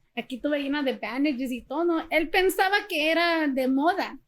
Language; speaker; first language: Spanish; early bilingual, heritage; Spanish